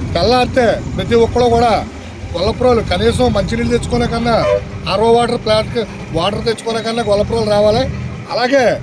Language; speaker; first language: Telugu; native; Telugu